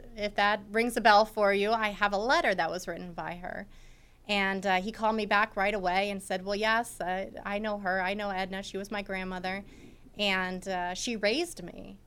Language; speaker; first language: English; native; English